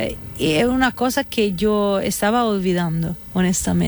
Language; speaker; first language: Spanish; non-native, fluent; Italian